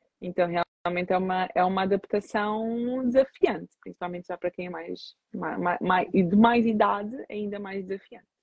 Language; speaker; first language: Portuguese; native; Portuguese